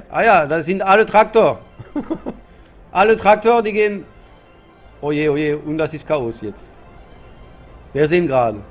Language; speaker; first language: German; non-native, learner; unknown